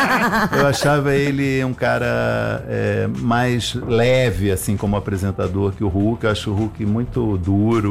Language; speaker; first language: Portuguese; native; Portuguese